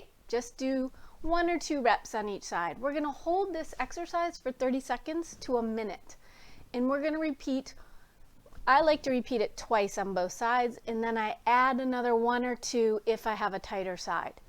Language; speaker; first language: English; native; English